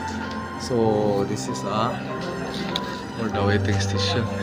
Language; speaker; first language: English; non-native, learner; Filipino